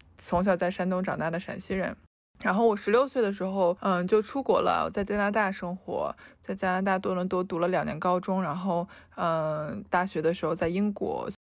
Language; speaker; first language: Chinese; native; Chinese